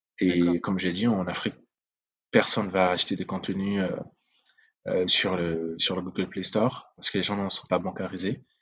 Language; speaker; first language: French; non-native, local second language; Sango